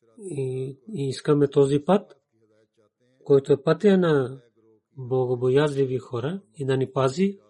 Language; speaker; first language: Bulgarian; non-native, learner; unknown